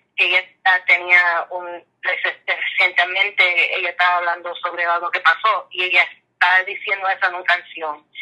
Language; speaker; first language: Spanish; early bilingual, heritage; English